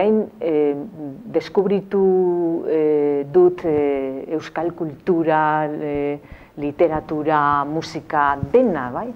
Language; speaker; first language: Basque; non-native, local second language; Spanish